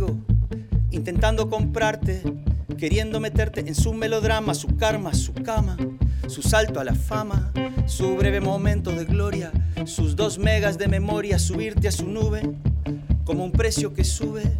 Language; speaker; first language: English; non-native, fluent; Spanish